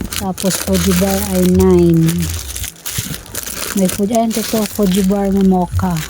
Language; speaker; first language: Filipino; non-native, local second language; Cebuano